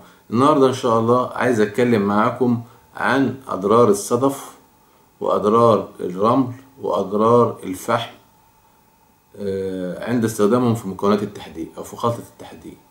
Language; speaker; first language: Arabic; native; Arabic